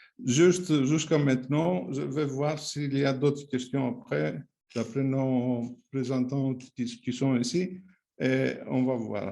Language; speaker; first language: French; non-native, fluent; Greek